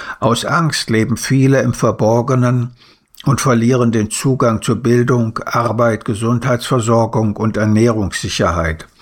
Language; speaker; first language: German; native; German